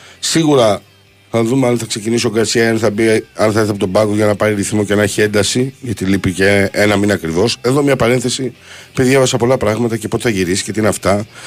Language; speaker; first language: Greek; native; Greek